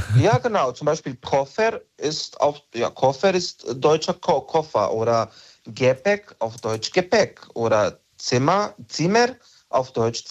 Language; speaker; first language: German; non-native, local second language; Bosnian